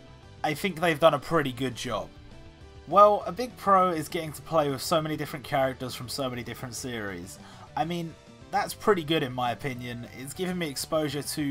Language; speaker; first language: English; native; English